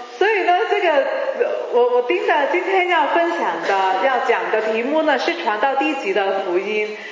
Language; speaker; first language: Chinese; non-native, local second language; Cantonese